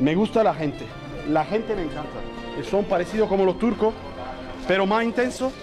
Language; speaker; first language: Spanish; non-native, learner; Turkish